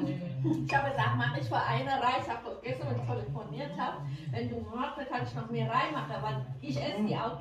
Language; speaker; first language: German; non-native, fluent; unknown